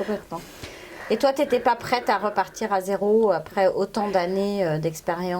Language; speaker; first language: French; native; French